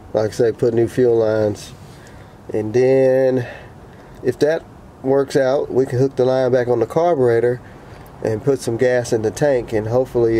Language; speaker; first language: English; native; English